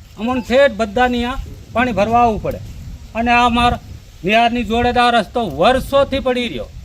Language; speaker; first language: Gujarati; non-native, local second language; Rathawi